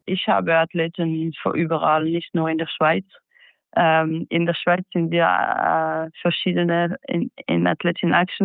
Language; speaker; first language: German; non-native, fluent; French